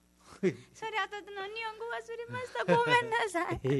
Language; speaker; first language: Japanese; non-native, learner; Nepali